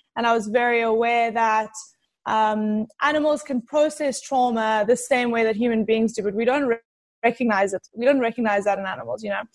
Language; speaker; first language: English; native; English